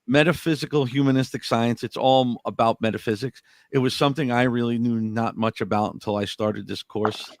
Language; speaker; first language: English; native; English